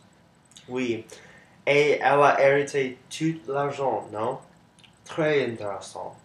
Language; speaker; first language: French; non-native, learner; English